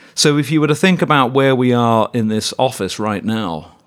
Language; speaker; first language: English; native; English